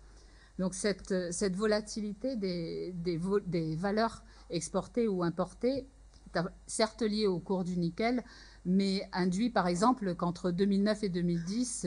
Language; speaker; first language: French; native; French